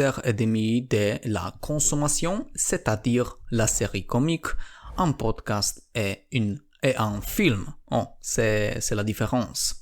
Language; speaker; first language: French; non-native, learner; Polish